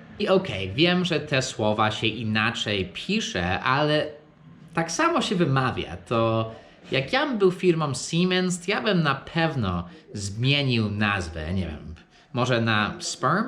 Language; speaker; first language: Polish; non-native, fluent; English